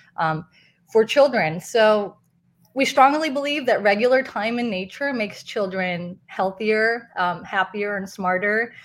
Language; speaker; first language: English; non-native, fluent; Spanish